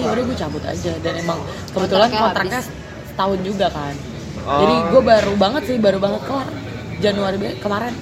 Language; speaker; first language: Indonesian; native; Indonesian